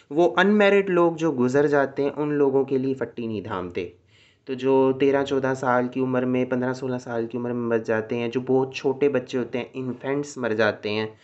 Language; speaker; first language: Hindi; non-native, local second language; Sindhi